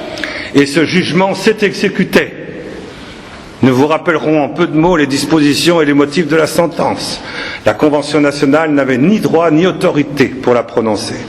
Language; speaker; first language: French; native; French